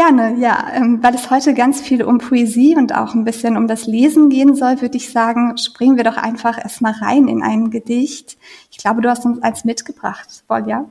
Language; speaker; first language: German; native; German